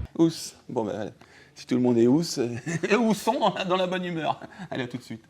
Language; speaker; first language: French; native; French